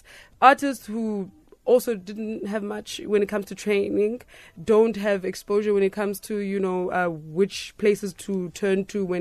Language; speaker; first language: English; non-native, local second language; Xhosa